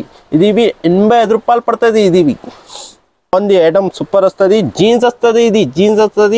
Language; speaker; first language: Telugu; non-native, local second language; Urdu